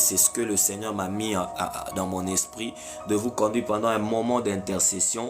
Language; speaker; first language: French; non-native, local second language; Lingala